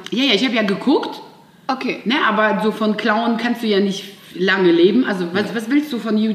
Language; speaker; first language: German; non-native, fluent; Russian